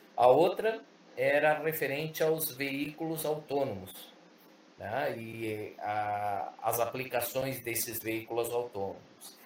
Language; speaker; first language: Portuguese; early bilingual, other home language; Spanish